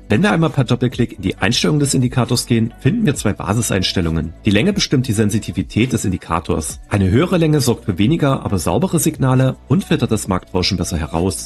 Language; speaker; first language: German; native; German